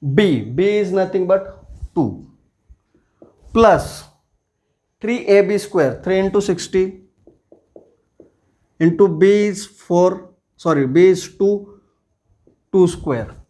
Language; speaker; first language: English; non-native, local second language; Marathi